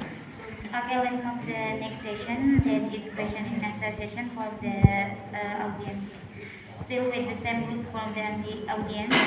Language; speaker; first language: English; non-native, learner; Indonesian